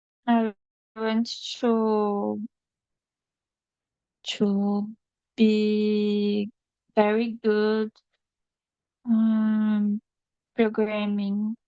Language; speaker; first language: English; non-native, learner; Portuguese